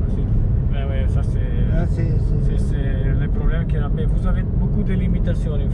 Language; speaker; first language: French; non-native, fluent; Italian